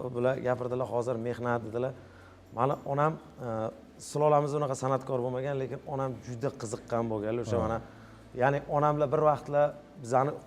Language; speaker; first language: Uzbek; native; Uzbek